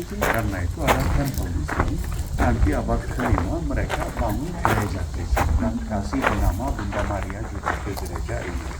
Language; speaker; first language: Indonesian; non-native, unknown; Turkish